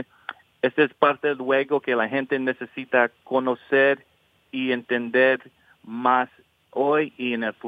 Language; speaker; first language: Spanish; early bilingual, heritage; English